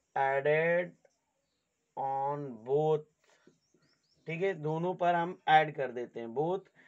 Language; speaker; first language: Hindi; native; Hindi